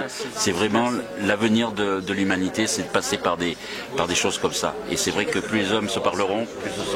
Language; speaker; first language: French; native; French